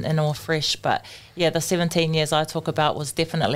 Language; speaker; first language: English; native; English